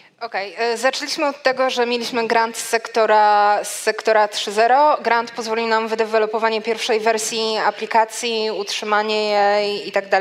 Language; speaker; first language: Polish; native; Polish